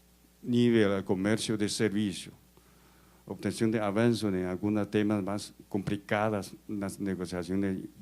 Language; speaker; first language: Portuguese; non-native, learner; Chinese